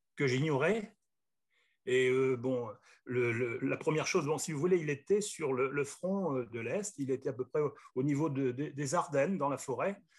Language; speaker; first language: French; native; French